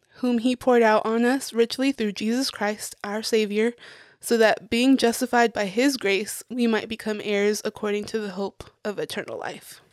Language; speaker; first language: English; early bilingual, other home language; Spanish